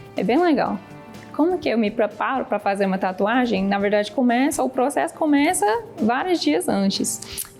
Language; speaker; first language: Portuguese; non-native, fluent; English